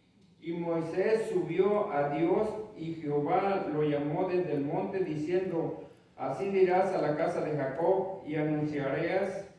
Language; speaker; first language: Spanish; native; Spanish